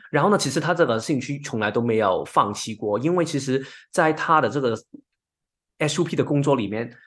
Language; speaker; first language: Chinese; non-native, local second language; Cantonese